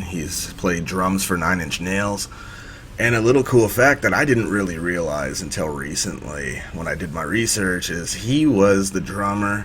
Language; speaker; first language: English; native; English